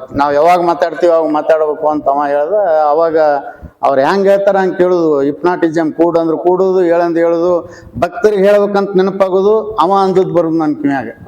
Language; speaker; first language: Kannada; native; Kannada